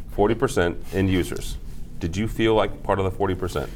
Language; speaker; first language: English; native; English